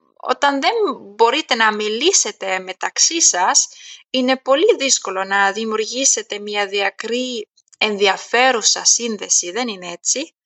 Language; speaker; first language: Greek; non-native, fluent; German